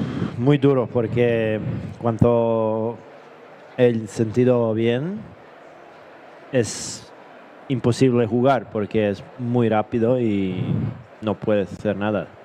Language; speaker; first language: Spanish; non-native, learner; Serbian